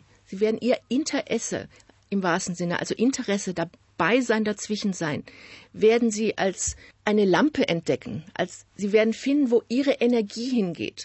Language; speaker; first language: German; native; German